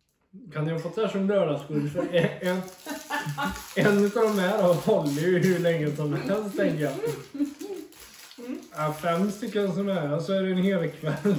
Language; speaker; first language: Swedish; native; Swedish